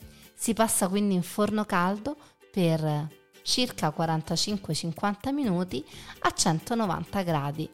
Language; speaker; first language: Italian; native; Italian